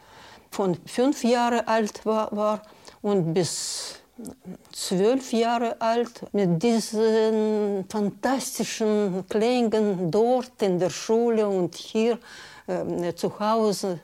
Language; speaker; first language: German; non-native, learner; Russian